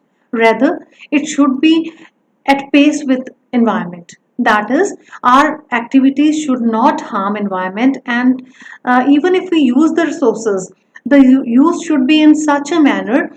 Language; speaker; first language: English; non-native, local second language; Punjabi